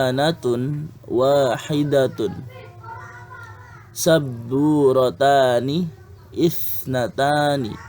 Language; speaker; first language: Arabic; non-native, fluent; Indonesian